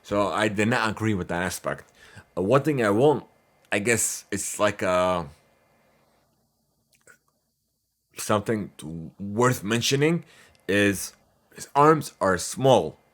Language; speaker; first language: English; early bilingual, heritage; Arabic